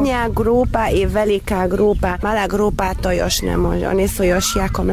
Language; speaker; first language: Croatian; non-native, local second language; Hungarian